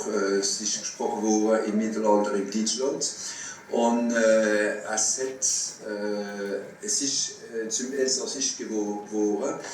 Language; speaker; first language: German; non-native, fluent; French